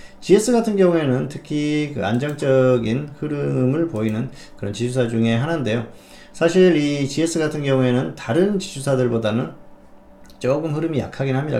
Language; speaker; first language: Korean; native; Korean